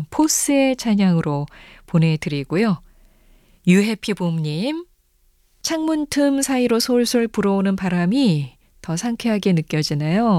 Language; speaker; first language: Korean; native; Korean